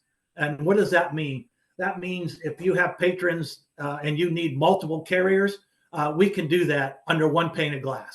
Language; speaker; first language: English; native; English